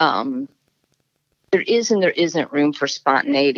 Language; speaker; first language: English; native; English